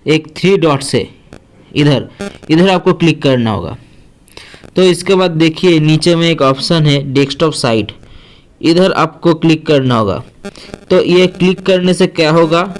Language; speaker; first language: Hindi; non-native, local second language; Bangla